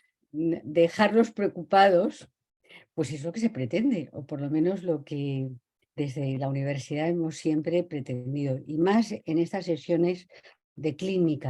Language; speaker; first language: Spanish; native; Spanish